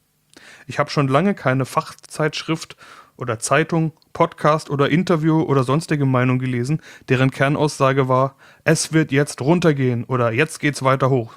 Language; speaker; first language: German; native; German